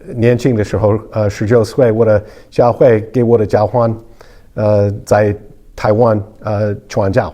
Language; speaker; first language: Chinese; non-native, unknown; English